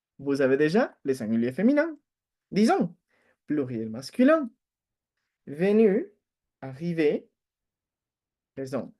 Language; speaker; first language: French; non-native, fluent; Spanish